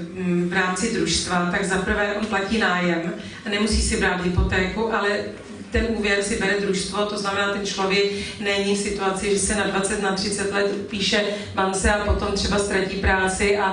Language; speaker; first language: Czech; native; Czech